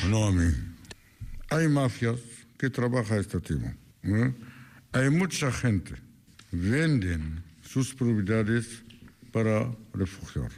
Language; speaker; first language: Spanish; non-native, fluent; Arabic